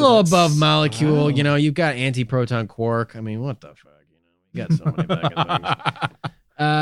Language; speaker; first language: English; native; English